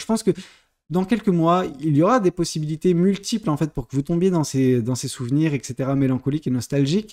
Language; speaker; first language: French; native; French